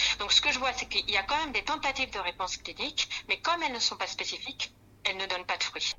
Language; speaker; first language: French; non-native, fluent; Spanish